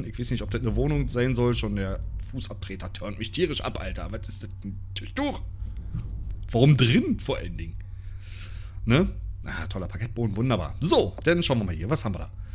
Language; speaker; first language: German; native; German